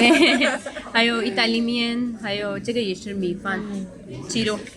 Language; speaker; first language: Chinese; non-native, learner; Urdu